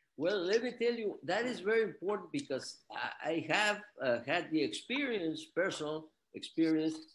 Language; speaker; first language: English; non-native, fluent; Spanish